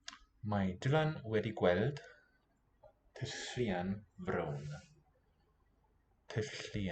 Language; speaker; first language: Welsh; non-native, learner; English